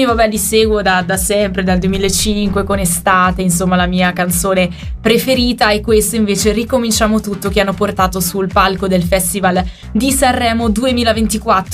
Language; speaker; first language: Italian; native; Italian